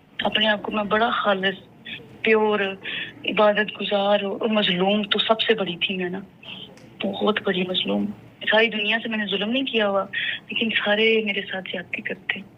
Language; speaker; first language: Urdu; native; Urdu